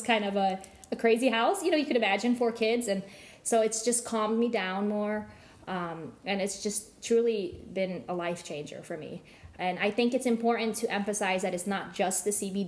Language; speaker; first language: English; native; English